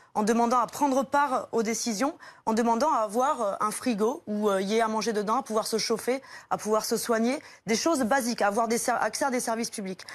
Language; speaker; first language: French; native; French